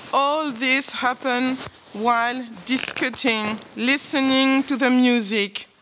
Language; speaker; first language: English; non-native, learner; French